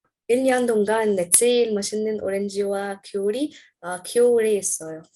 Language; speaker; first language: Korean; non-native, learner; Arabic